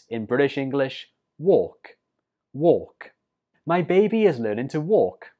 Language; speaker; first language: English; native; English